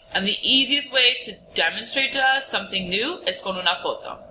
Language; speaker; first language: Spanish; non-native, fluent; English